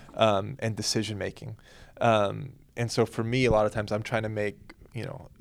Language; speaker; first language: English; native; English